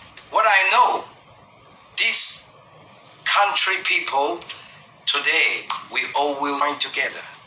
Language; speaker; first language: English; non-native, fluent; Chinese